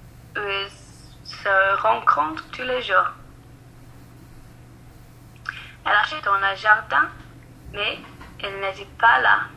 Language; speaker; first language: French; non-native, learner; English